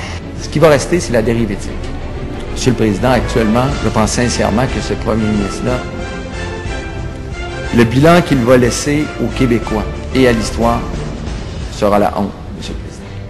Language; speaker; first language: French; native; French